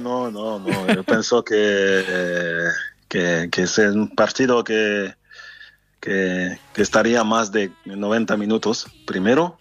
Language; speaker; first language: Spanish; non-native, fluent; French